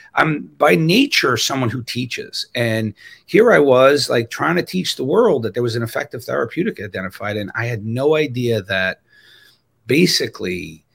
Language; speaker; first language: English; native; English